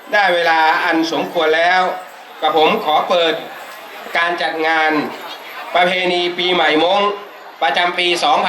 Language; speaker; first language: Thai; non-native, local second language; Hmong